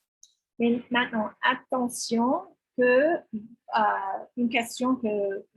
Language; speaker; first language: French; non-native, fluent; English